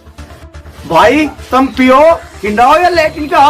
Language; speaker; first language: Hindi; native; Hindi